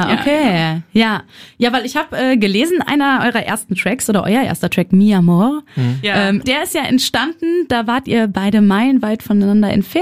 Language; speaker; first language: German; native; German